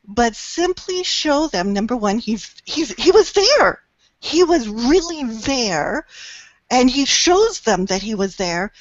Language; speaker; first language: English; native; English